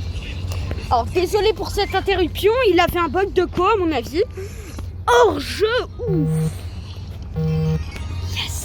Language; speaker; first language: French; native; French